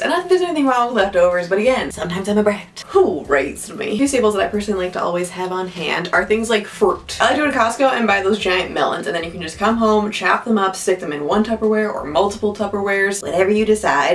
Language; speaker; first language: English; native; English